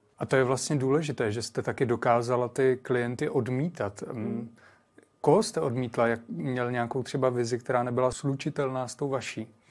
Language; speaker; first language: Czech; native; Czech